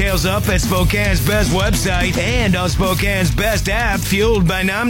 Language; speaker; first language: English; native; English